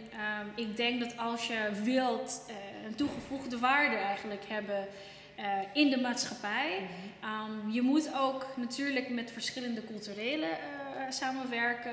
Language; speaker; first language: Dutch; non-native, fluent; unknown